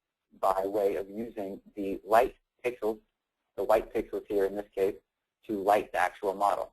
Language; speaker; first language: English; native; English